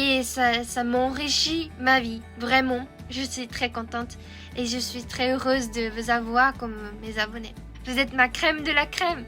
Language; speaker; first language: French; non-native, fluent; Japanese